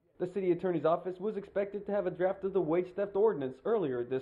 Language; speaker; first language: English; native; English